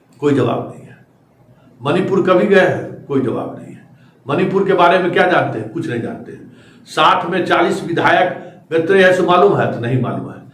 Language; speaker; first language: Hindi; native; Hindi